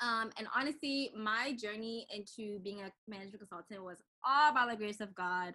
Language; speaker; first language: English; non-native, local second language; French